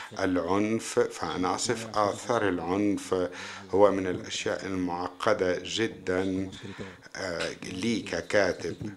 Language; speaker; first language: Arabic; native; Arabic